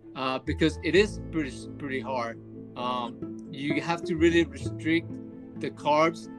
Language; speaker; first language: English; early bilingual, other home language; Spanish